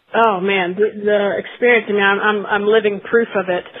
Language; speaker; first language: English; native; English